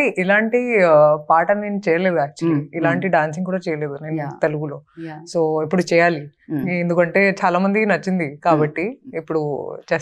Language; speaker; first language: Telugu; non-native, fluent; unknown